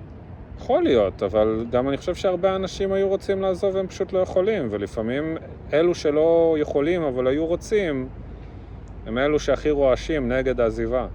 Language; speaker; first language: Hebrew; early bilingual, other home language; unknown